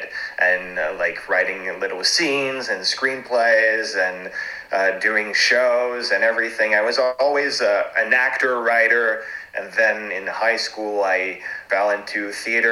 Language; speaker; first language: English; non-native, fluent; French